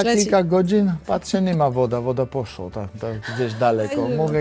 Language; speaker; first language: Polish; non-native, learner; Georgian